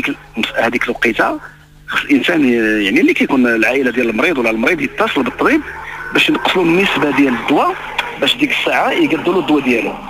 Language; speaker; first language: Arabic; native; Arabic